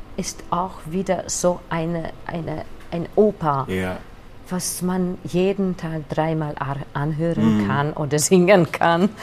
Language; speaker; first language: German; non-native, fluent; Hungarian